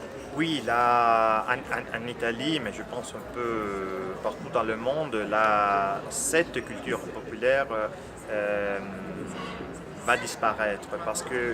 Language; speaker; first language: French; non-native, fluent; Italian